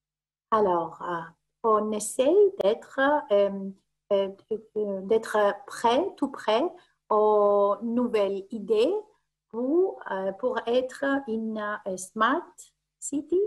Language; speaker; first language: French; non-native, fluent; Greek